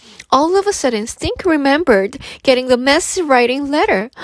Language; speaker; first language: English; non-native, fluent; Korean